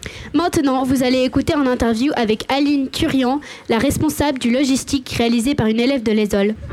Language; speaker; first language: French; native; French